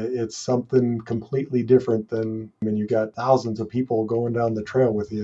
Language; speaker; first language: English; native; English